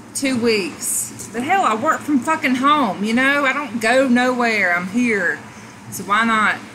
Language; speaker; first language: English; native; English